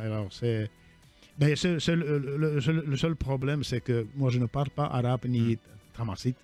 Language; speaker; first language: French; non-native, fluent; Finnish